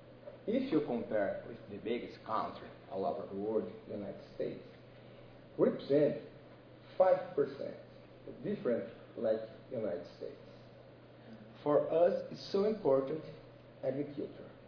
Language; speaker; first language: English; non-native, learner; Portuguese